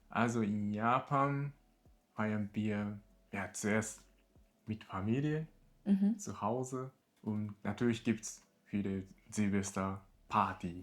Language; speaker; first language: German; non-native, learner; Japanese